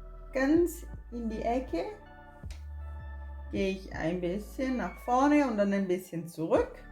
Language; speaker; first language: German; non-native, fluent; Portuguese